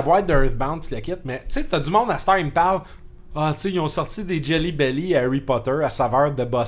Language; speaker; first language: French; native; French